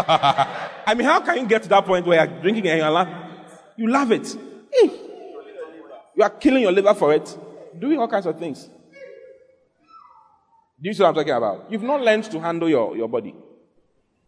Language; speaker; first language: English; non-native, local second language; Akan